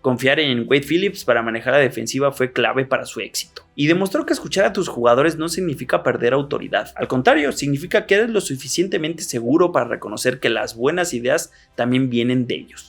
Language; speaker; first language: Spanish; native; Spanish